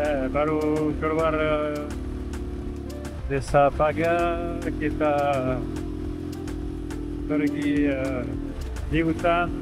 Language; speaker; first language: Indonesian; non-native, learner; French